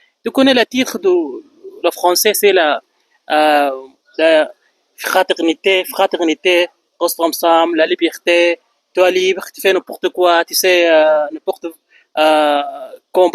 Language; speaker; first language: French; non-native, fluent; Arabic